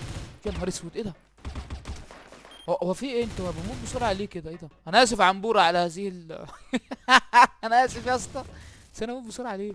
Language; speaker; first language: Arabic; native; Arabic